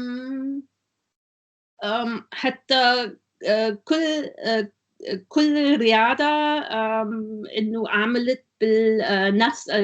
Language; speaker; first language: Arabic; non-native, learner; German